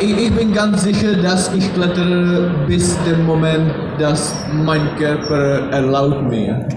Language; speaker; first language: German; non-native, learner; Czech